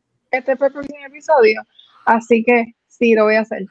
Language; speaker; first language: Spanish; native; Spanish